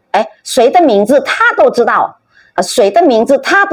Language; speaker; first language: Chinese; non-native, fluent; Indonesian